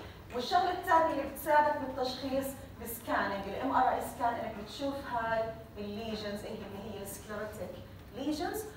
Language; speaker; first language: Arabic; native; Arabic